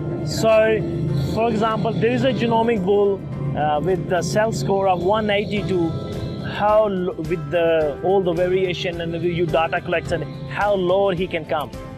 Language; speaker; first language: English; non-native, local second language; Urdu